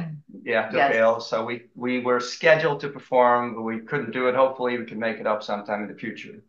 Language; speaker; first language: English; early bilingual, other home language; Dutch